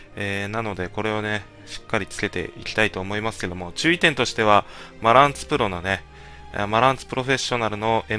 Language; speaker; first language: Japanese; native; Japanese